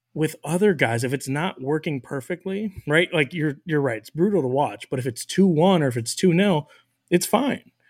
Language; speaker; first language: English; native; English